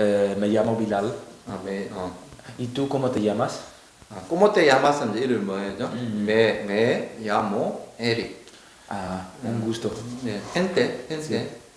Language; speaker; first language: Spanish; non-native, learner; Korean